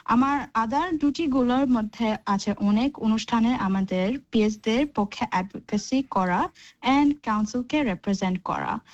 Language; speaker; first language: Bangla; early bilingual, heritage; Bangla